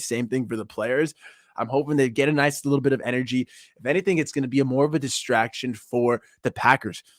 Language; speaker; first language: English; native; English